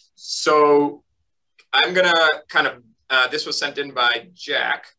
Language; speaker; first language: English; native; English